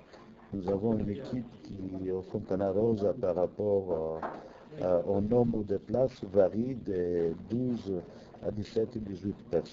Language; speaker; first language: French; non-native, fluent; Italian